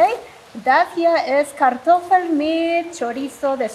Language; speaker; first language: German; non-native, fluent; Spanish